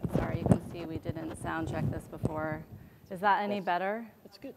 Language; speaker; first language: English; native; English